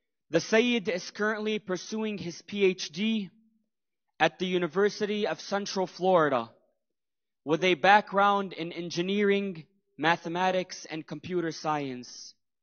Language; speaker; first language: English; native; English